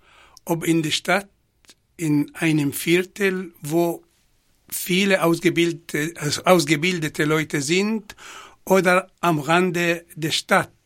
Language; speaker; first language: German; non-native, fluent; Arabic